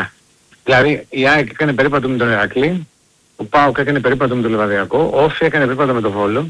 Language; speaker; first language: Greek; native; Greek